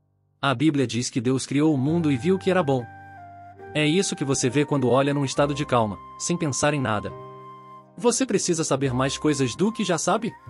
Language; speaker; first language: Portuguese; native; Portuguese